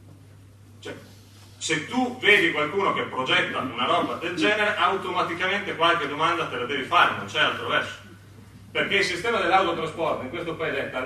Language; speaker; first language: Italian; native; Italian